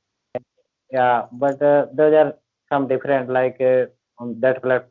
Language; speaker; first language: English; non-native, learner; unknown